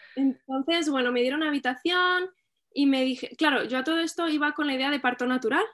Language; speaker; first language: Spanish; native; Spanish